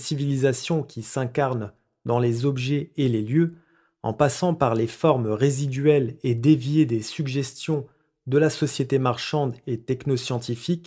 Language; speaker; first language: French; native; French